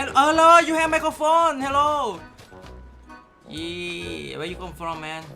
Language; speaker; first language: English; non-native, learner; Thai